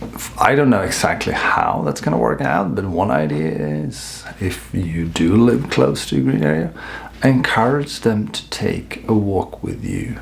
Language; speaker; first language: English; non-native, fluent; Swedish